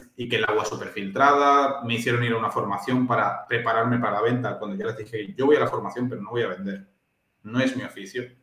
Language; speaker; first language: Spanish; native; Spanish